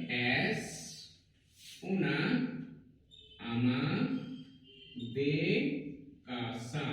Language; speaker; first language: Spanish; non-native, learner; Hindi